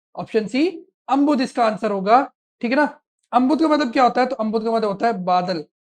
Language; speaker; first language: Hindi; native; Hindi